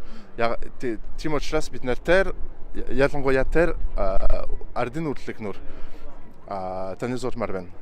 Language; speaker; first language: Mongolian; non-native, fluent; French